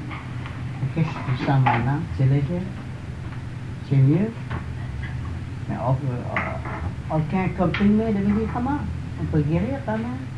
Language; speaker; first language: French; non-native, learner; Vietnamese